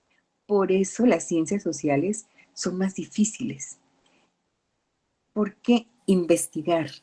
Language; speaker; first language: Spanish; native; Spanish